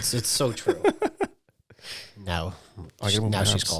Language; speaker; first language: English; native; English